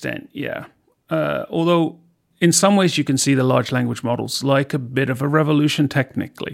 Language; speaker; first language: English; native; English